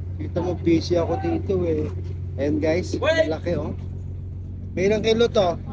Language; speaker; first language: Filipino; native; Filipino